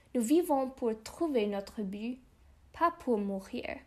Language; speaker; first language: French; non-native, learner; English